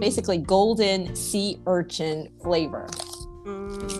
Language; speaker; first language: English; non-native, fluent; Japanese